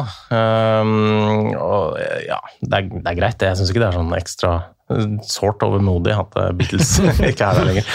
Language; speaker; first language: Norwegian; native; Norwegian